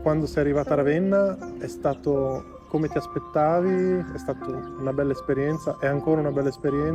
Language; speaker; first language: Italian; native; Italian